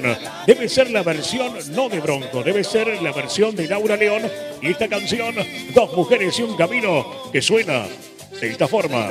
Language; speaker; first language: Spanish; native; Spanish